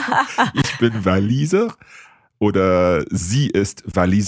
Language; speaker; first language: German; non-native, learner; English